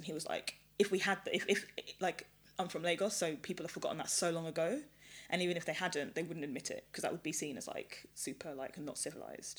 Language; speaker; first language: English; early bilingual, other home language; Yoruba